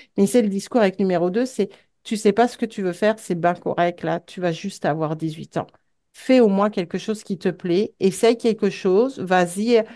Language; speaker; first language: French; native; French